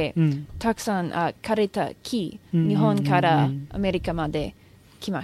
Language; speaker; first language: Japanese; non-native, learner; English